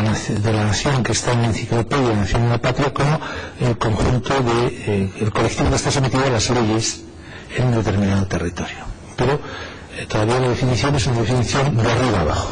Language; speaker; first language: Spanish; native; Spanish